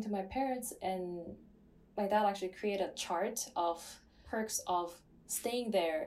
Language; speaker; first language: English; non-native, fluent; Korean